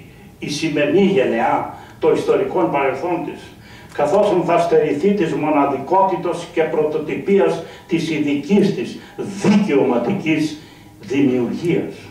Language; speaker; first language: Greek; native; Greek